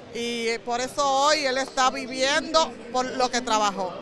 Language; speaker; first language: Spanish; native; Spanish